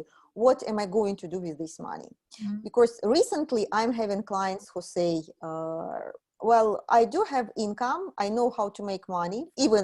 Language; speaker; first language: English; non-native, fluent; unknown